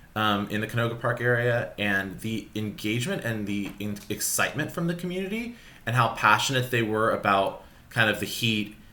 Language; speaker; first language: English; native; English